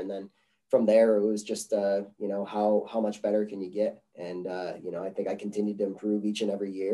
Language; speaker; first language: English; native; English